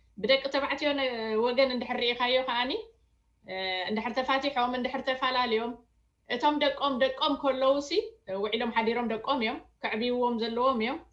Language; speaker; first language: Tigrinya; native; Tigrinya